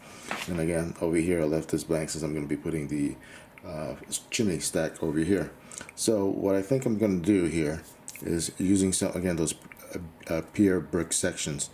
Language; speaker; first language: English; native; English